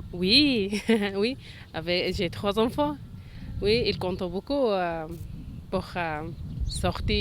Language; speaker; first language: French; non-native, learner; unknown